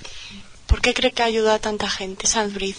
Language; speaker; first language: Spanish; native; Spanish